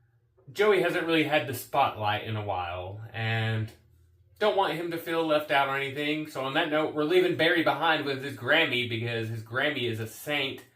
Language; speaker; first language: English; native; English